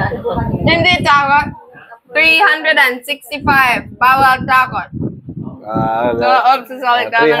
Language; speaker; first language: Filipino; non-native, learner; English